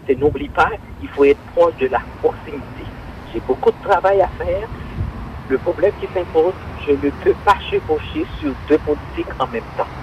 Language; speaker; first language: French; non-native, local second language; Haitian Creole